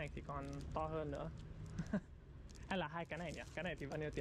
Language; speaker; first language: Vietnamese; non-native, fluent; English